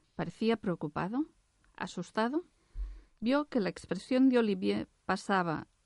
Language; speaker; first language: Spanish; non-native, local second language; Catalan